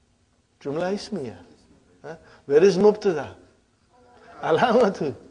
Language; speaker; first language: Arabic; non-native, fluent; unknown